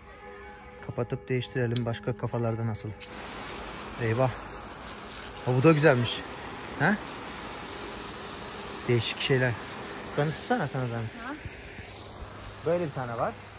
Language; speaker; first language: Turkish; native; Turkish